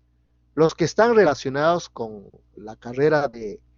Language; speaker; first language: Spanish; native; Spanish